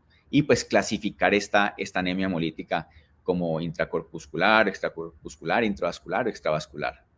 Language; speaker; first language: Spanish; native; Spanish